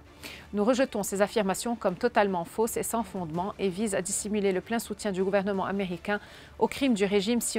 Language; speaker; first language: French; non-native, local second language; Arabic